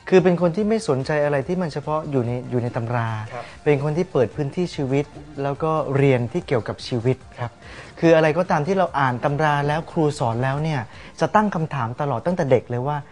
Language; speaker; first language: Thai; native; Thai